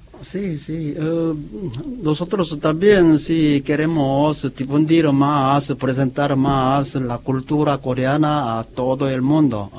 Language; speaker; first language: Spanish; non-native, learner; Korean